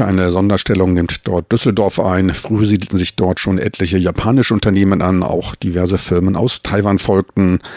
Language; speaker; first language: German; native; German